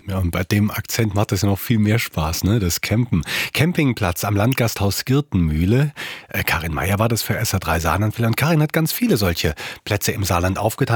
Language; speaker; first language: German; native; German